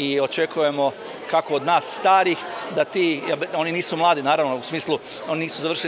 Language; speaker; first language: Croatian; native; Croatian